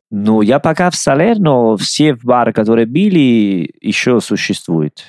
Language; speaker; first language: Russian; non-native, learner; Italian